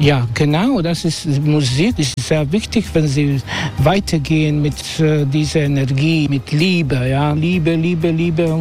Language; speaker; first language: German; non-native, learner; Croatian